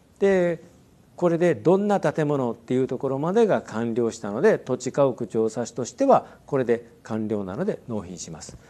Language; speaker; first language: Japanese; native; Japanese